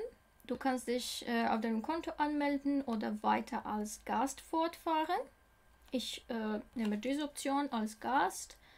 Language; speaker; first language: German; non-native, learner; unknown